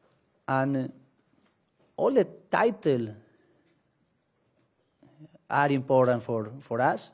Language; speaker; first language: English; non-native, learner; Spanish